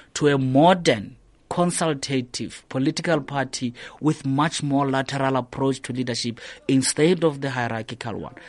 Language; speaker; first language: English; non-native, local second language; Northern Sotho